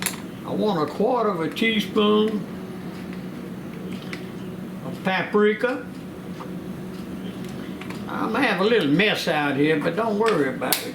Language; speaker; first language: English; native; English